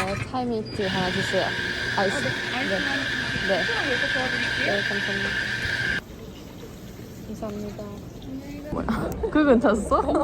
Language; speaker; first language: Korean; non-native, fluent; Swedish